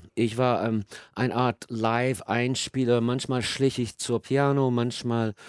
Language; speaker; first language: German; non-native, fluent; English